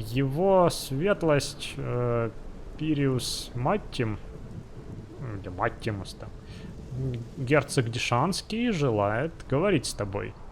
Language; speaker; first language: Russian; native; Russian